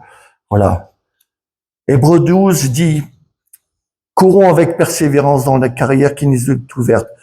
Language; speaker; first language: French; native; French